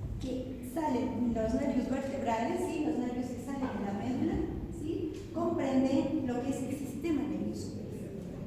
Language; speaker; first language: Spanish; native; Spanish